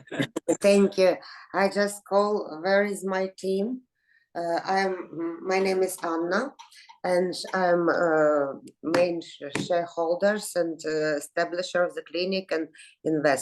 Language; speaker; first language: English; non-native, fluent; Ukrainian